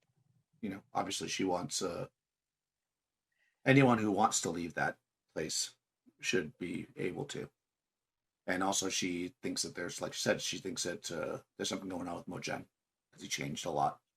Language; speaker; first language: English; native; English